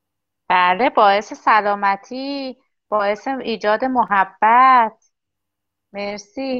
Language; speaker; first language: Persian; native; Persian